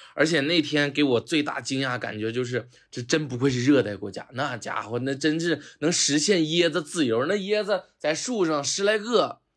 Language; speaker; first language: Chinese; native; Chinese